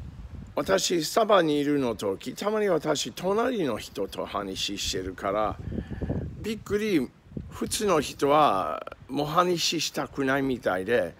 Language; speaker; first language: Japanese; non-native, learner; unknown